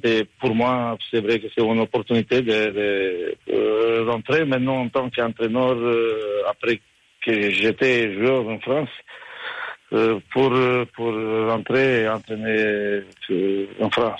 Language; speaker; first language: French; non-native, fluent; Romanian